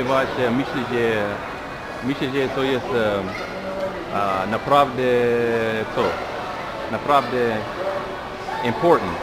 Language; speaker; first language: Polish; non-native, learner; English